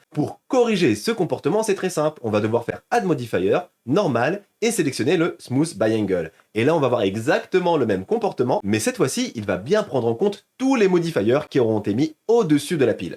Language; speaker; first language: French; native; French